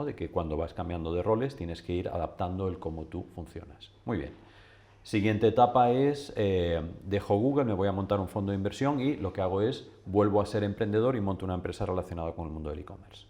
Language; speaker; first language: Spanish; native; Spanish